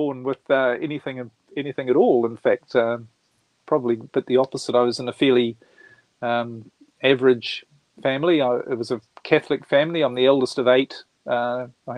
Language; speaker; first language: English; native; English